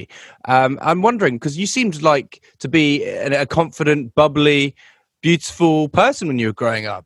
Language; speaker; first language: English; native; English